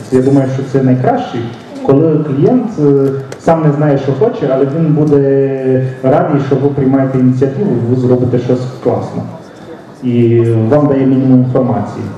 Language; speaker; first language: Ukrainian; non-native, local second language; Romanian